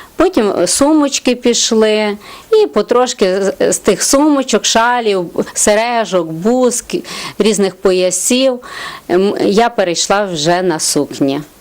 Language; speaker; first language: Ukrainian; native; Ukrainian